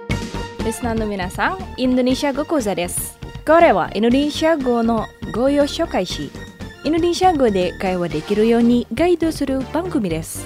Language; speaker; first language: Japanese; non-native, fluent; Indonesian